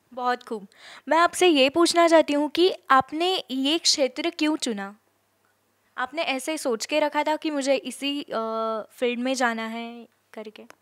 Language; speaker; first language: Hindi; non-native, local second language; Marathi